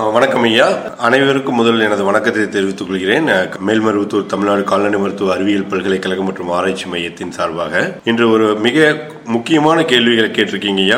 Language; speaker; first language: Tamil; native; Tamil